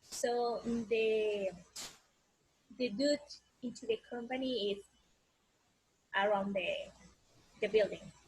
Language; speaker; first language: English; non-native, learner; Spanish